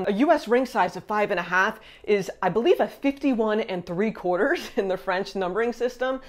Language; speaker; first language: English; native; English